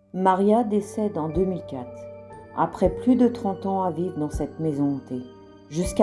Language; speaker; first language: French; native; French